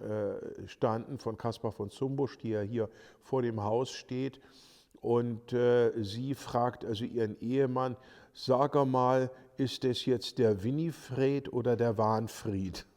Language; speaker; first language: German; native; German